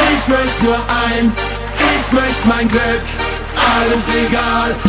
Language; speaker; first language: German; non-native, learner; Dutch